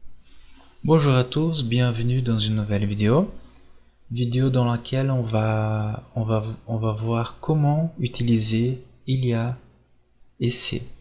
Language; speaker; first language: French; non-native, fluent; Portuguese